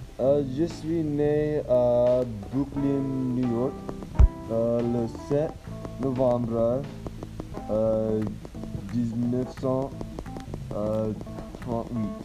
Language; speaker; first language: French; non-native, learner; English